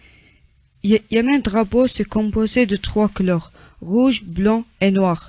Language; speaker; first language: French; non-native, learner; Arabic